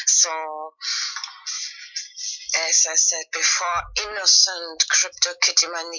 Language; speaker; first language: English; non-native, fluent; German